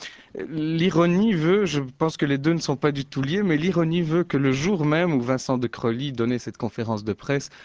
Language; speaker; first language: French; native; French